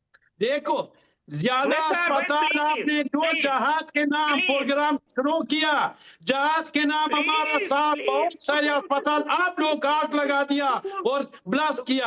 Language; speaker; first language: Hindi; non-native, fluent; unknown